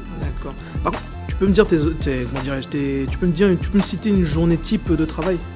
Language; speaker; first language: French; native; French